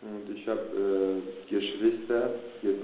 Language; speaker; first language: German; early bilingual, other home language; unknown